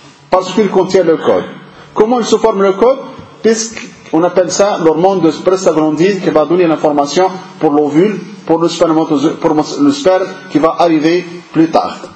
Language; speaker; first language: French; non-native, local second language; Arabic